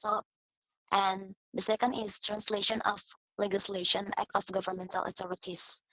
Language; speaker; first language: English; non-native, learner; Indonesian